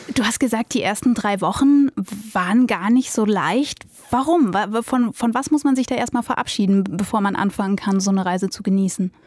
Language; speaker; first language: German; native; German